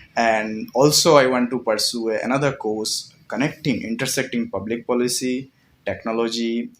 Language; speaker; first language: English; non-native, local second language; Bangla